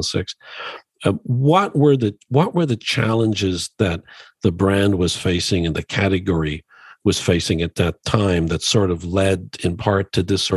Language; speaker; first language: English; native; English